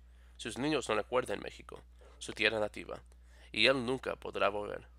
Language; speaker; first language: Spanish; non-native, fluent; English